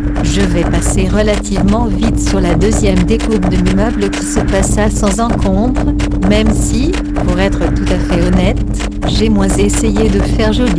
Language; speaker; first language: French; native; French